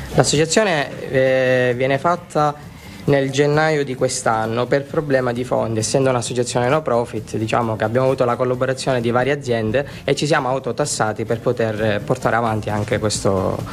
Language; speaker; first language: Italian; native; Italian